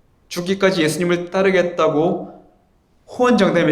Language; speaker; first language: Korean; native; Korean